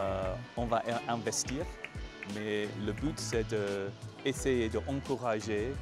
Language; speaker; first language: French; non-native, fluent; English